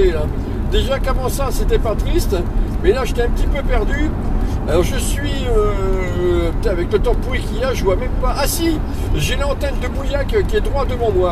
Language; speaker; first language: French; native; French